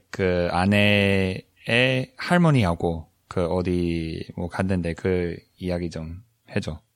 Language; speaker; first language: Korean; non-native, fluent; English